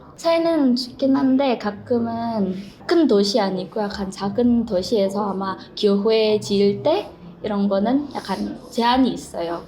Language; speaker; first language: Korean; non-native, fluent; Indonesian